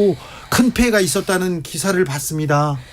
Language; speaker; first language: Korean; native; Korean